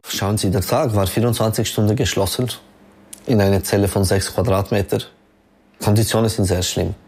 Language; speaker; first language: German; non-native, local second language; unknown